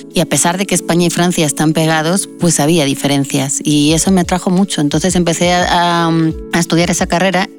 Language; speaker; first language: Spanish; native; Spanish